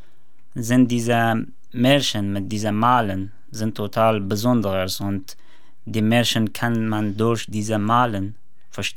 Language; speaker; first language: German; non-native, learner; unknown